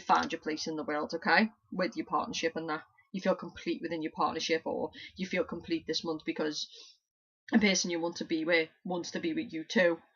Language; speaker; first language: English; native; English